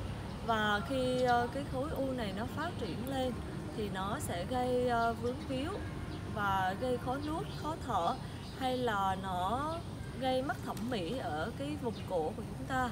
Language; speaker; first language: Vietnamese; native; Vietnamese